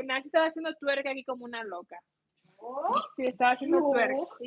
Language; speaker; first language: Spanish; native; Spanish